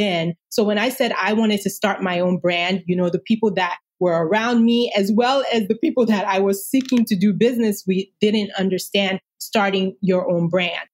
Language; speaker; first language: English; non-native, local second language; Yoruba